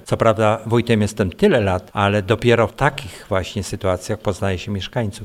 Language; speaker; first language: Polish; native; Polish